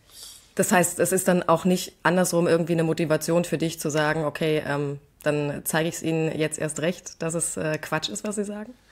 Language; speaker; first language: German; native; German